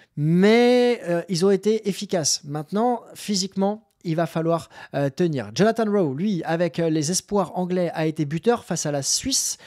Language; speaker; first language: French; native; French